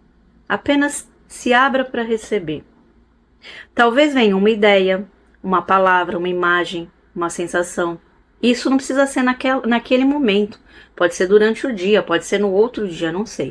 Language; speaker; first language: Portuguese; native; Portuguese